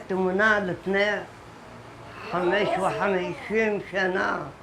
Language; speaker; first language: Hebrew; non-native, learner; Arabic